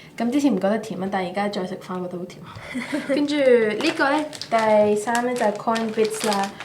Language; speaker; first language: Cantonese; early bilingual, other home language; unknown